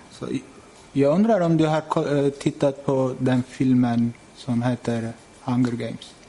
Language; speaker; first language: Swedish; non-native, fluent; Turkish